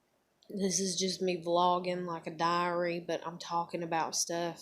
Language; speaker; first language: English; native; English